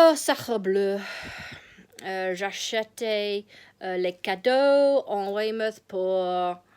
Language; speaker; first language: French; non-native, learner; English